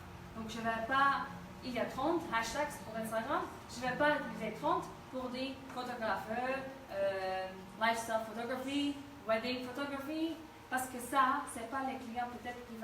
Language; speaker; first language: French; non-native, fluent; Dutch